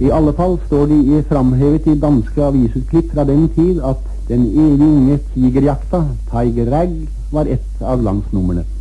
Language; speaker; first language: Norwegian; native; Norwegian